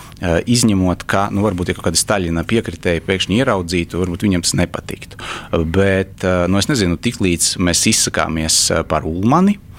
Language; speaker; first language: Latvian; non-native, local second language; Russian